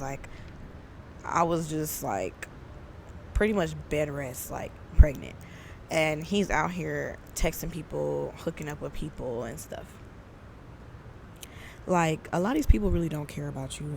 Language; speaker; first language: English; native; English